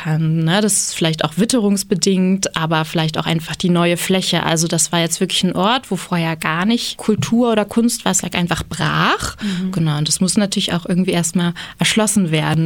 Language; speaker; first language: German; native; German